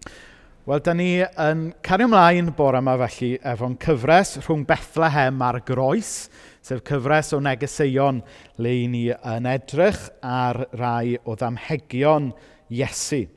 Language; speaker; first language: Welsh; native; Welsh